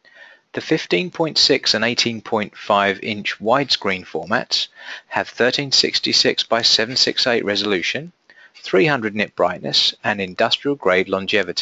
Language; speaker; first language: English; native; English